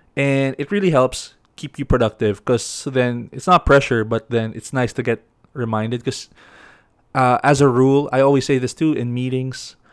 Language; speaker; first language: English; non-native, local second language; Filipino